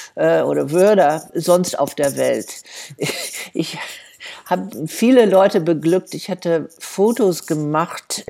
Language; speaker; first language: German; non-native, fluent; English